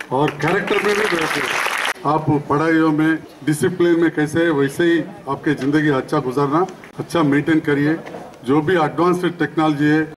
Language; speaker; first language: Hindi; non-native, local second language; Telugu